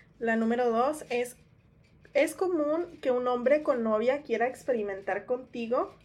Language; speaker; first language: Spanish; early bilingual, heritage; Spanish